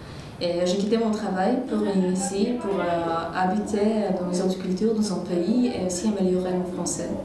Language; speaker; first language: French; non-native, fluent; Polish